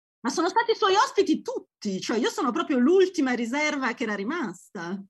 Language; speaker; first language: Italian; native; Italian